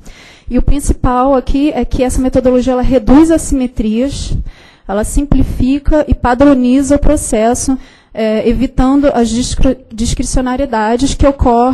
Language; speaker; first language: Portuguese; native; Portuguese